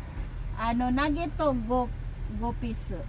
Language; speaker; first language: Japanese; non-native, learner; Filipino